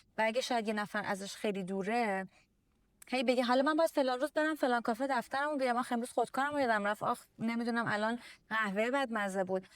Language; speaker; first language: Persian; native; Persian